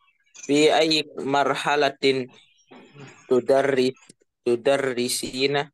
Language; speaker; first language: Arabic; non-native, learner; Indonesian